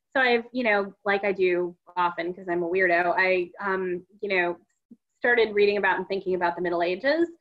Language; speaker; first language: English; native; English